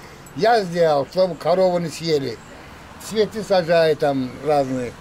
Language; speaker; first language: Russian; non-native, local second language; Azerbaijani